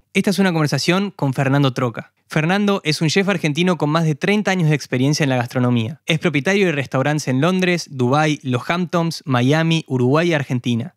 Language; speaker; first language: Spanish; native; Spanish